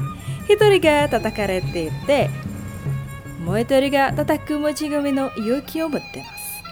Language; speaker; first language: Japanese; non-native, local second language; Indonesian